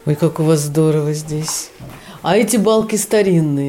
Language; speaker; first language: Russian; native; Russian